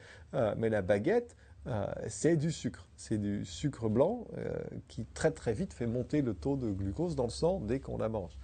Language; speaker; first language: French; native; French